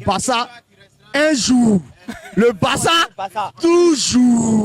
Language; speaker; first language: French; non-native, local second language; Wolof